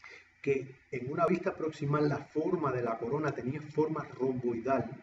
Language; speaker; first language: Spanish; native; Spanish